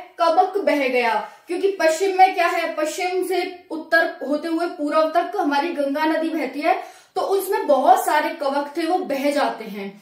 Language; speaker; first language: Hindi; native; Hindi